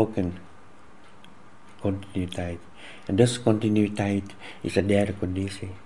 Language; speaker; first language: Dutch; non-native, fluent; Vietnamese